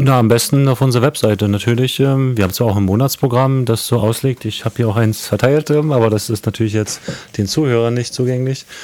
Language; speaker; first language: German; native; German